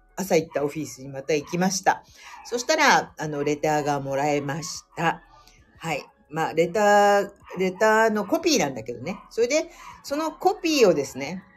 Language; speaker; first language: Japanese; native; Japanese